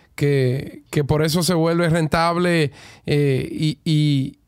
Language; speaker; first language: Spanish; native; Spanish